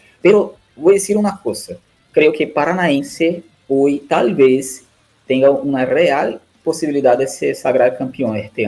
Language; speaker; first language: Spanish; non-native, learner; Portuguese